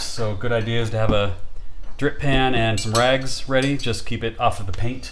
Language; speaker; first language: English; native; English